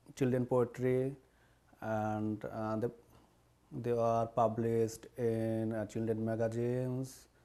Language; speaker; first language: English; non-native, learner; Bangla